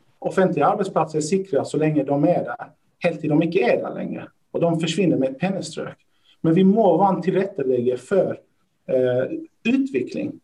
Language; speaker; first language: Swedish; early bilingual, other home language; Persian